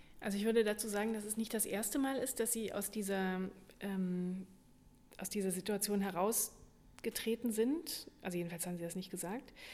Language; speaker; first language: German; native; German